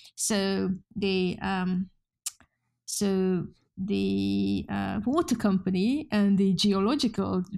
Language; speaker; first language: English; non-native, fluent; Hungarian